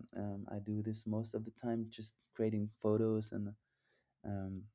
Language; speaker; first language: English; non-native, fluent; German